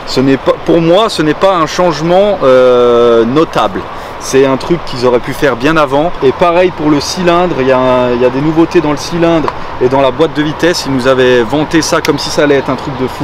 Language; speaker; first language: French; native; French